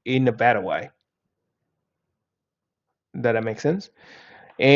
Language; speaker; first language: English; non-native, fluent; Vietnamese